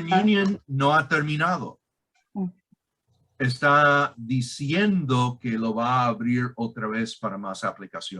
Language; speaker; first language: Spanish; non-native, fluent; English